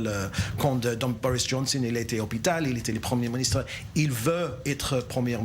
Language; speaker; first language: French; non-native, learner; English